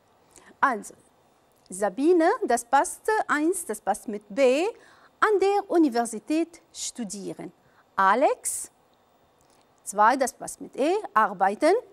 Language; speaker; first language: German; non-native, fluent; Arabic